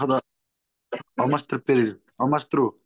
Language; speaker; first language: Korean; non-native, learner; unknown